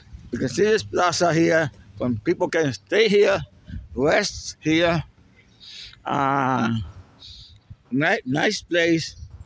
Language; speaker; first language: English; non-native, fluent; Spanish